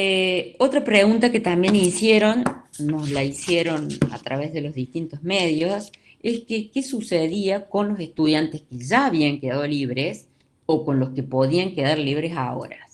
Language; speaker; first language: Spanish; native; Spanish